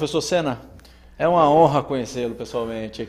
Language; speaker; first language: Portuguese; native; Portuguese